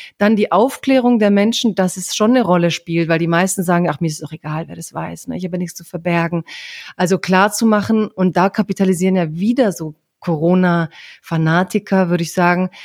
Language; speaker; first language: German; early bilingual, other home language; Croatian